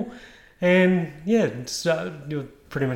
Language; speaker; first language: English; native; English